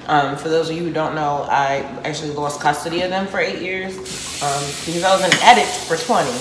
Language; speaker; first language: English; native; English